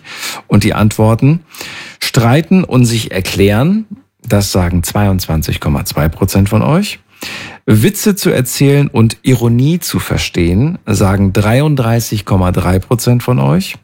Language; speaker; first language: German; native; German